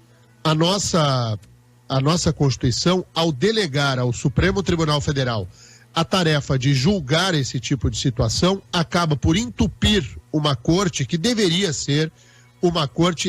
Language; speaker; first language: Portuguese; native; Portuguese